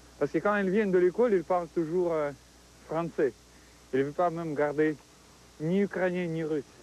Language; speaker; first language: French; non-native, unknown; Russian